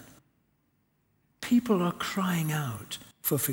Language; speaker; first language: English; native; English